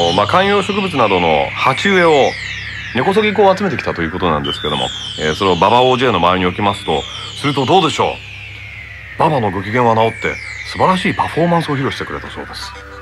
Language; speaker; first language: Japanese; early bilingual, heritage; Japanese